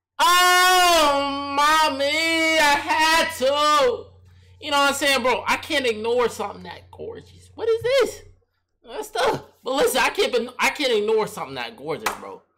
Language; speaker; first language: English; native; English